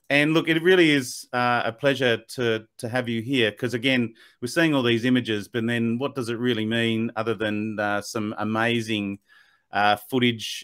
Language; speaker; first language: English; native; English